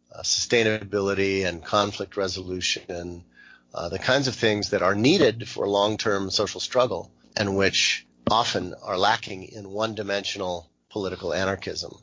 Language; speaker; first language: English; native; English